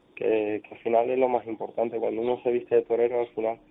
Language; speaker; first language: Spanish; native; Spanish